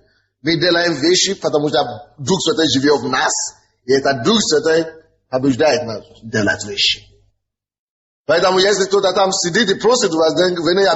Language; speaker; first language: Russian; non-native, fluent; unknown